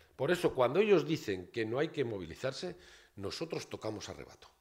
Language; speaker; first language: Spanish; native; Spanish